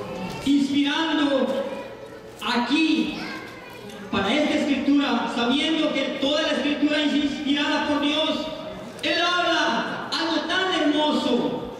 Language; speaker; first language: Spanish; native; Spanish